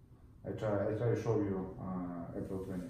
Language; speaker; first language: English; non-native, learner; Russian